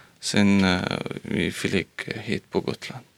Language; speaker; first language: Swedish; non-native, learner; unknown